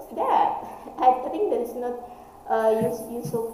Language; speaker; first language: English; non-native, learner; Indonesian